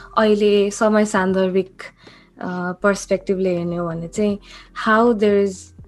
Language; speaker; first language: English; non-native, local second language; Nepali